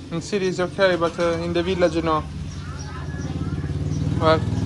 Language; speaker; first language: English; non-native, fluent; Italian